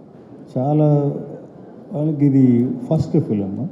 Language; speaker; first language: Telugu; non-native, learner; Tamil